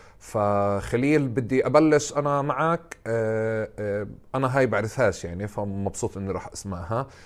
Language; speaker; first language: Arabic; native; Arabic